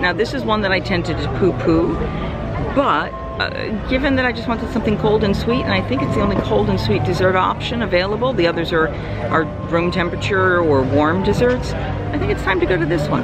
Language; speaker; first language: English; native; English